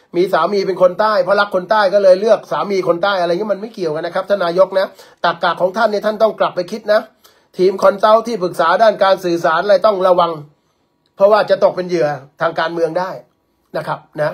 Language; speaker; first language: Thai; native; Thai